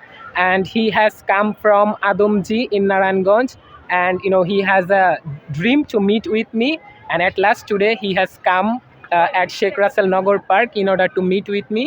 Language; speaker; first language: English; non-native, fluent; Bangla